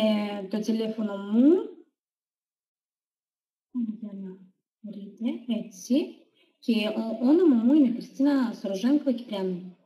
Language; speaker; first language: Greek; non-native, learner; Russian